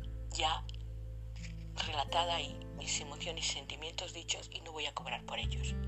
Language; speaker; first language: Spanish; native; Spanish